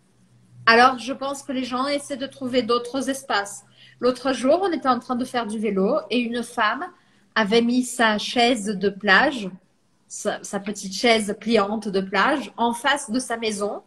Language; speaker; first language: French; non-native, fluent; Portuguese